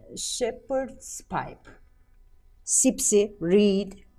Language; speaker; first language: English; non-native, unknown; Turkish